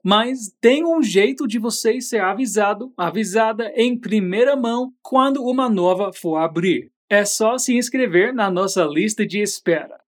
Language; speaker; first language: Portuguese; native; Portuguese